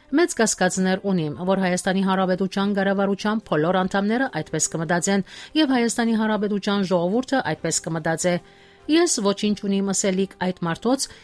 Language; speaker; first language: Armenian; early bilingual, heritage; Armenian